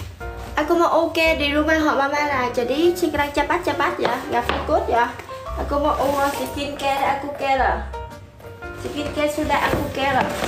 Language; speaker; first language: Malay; non-native, learner; Vietnamese